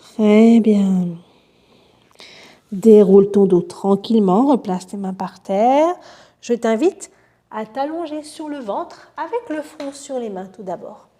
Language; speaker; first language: French; native; French